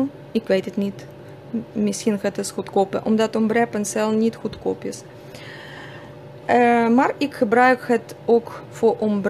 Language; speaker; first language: Dutch; non-native, fluent; Russian